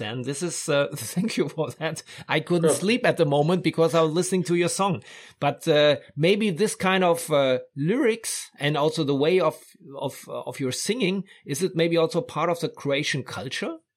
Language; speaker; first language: English; non-native, fluent; German